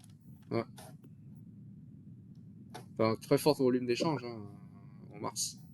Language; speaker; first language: French; native; French